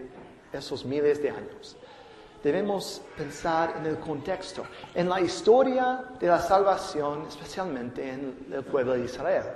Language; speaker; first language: Spanish; non-native, fluent; English